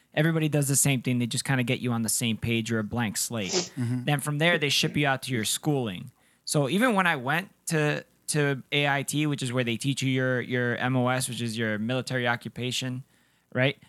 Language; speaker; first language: English; non-native, fluent; Spanish